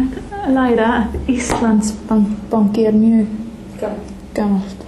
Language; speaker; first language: Icelandic; non-native, learner; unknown